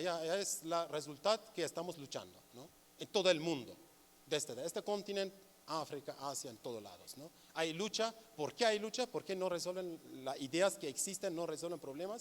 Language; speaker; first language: Spanish; non-native, learner; Kurdish